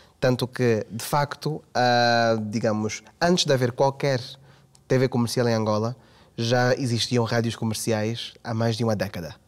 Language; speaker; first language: Portuguese; native; Portuguese